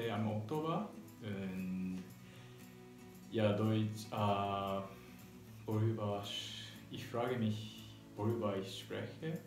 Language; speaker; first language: German; non-native, learner; Japanese